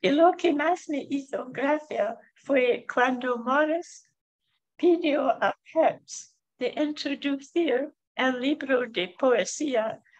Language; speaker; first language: Spanish; non-native, fluent; English